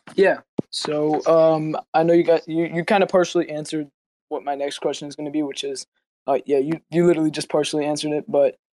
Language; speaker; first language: English; native; English